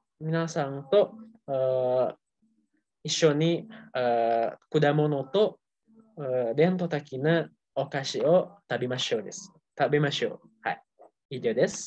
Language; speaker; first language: Japanese; non-native, learner; Indonesian